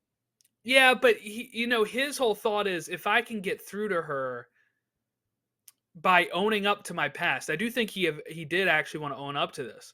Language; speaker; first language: English; native; English